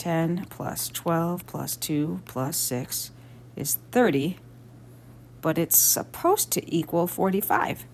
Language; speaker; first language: English; native; English